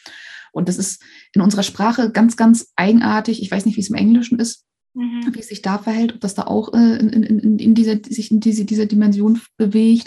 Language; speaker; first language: German; native; German